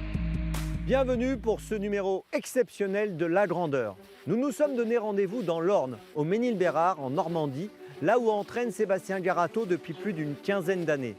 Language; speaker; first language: French; native; French